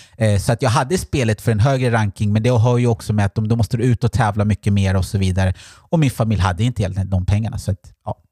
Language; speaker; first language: Swedish; early bilingual, other home language; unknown